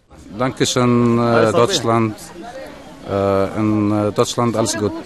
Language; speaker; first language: German; non-native, learner; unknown